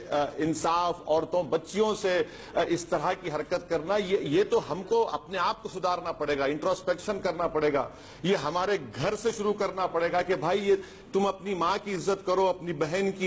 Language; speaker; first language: Urdu; native; Urdu